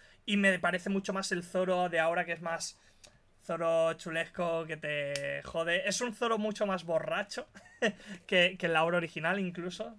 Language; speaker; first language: Spanish; native; Spanish